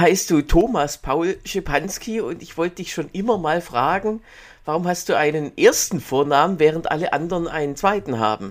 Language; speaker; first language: German; native; German